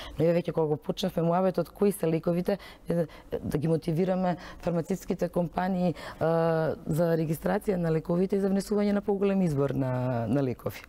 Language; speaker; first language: Macedonian; native; Macedonian